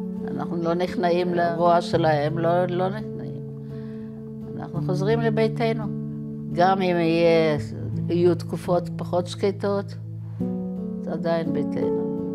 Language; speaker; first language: Hebrew; non-native, fluent; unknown